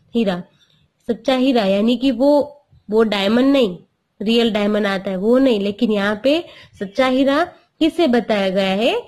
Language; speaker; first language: Hindi; non-native, local second language; Gujarati